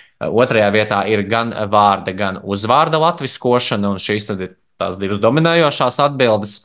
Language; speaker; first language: Latvian; native; Latvian